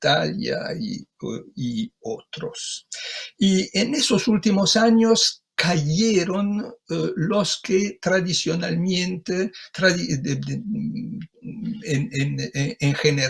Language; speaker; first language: Spanish; non-native, fluent; Italian